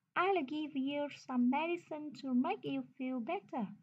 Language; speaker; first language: English; non-native, fluent; Vietnamese